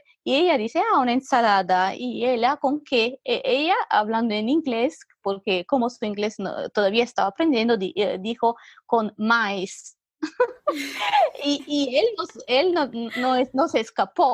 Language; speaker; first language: Spanish; non-native, fluent; Italian